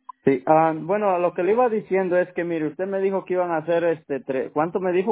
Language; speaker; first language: Spanish; native; Spanish